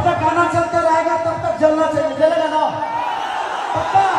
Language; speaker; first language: Hindi; non-native, local second language; Bhojpuri